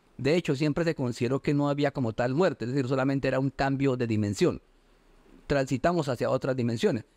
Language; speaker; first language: Spanish; native; Spanish